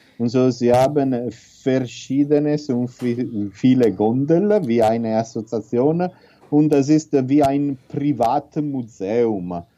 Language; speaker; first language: German; non-native, learner; Italian